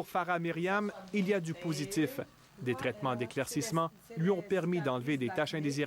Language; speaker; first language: French; native; French